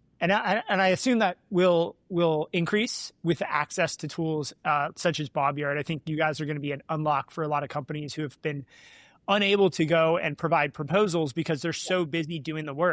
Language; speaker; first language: English; native; English